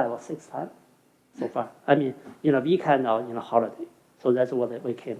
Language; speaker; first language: English; non-native, fluent; Chinese